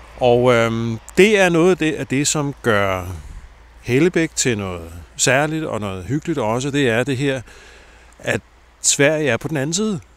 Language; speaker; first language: Danish; native; Danish